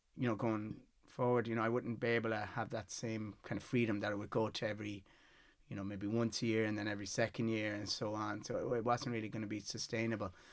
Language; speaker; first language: English; native; English